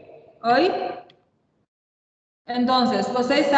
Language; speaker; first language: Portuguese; non-native, learner; Spanish